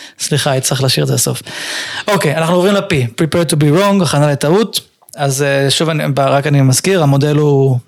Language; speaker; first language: Hebrew; native; Hebrew